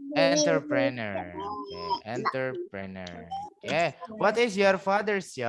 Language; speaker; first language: English; non-native, local second language; Indonesian